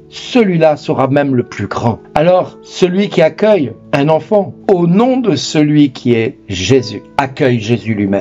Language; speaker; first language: French; native; French